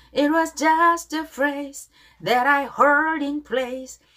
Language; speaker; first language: English; non-native, fluent; Korean